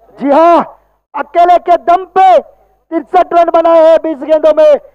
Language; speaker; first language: Hindi; non-native, local second language; Marathi